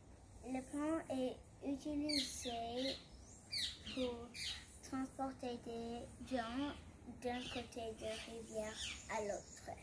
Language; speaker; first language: French; non-native, learner; English